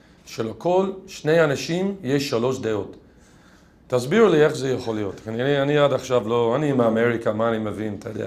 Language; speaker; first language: Hebrew; non-native, fluent; English